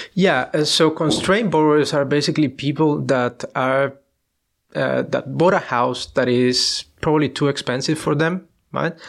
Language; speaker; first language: English; non-native, fluent; Spanish